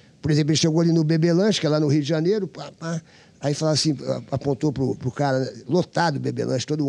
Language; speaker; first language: Portuguese; native; Portuguese